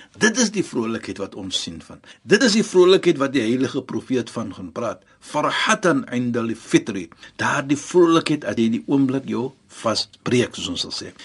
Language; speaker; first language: Afrikaans; non-native, fluent; Arabic